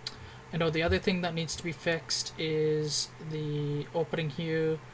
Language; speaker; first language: English; native; English